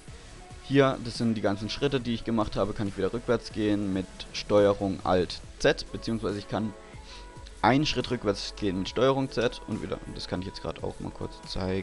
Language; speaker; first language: German; native; German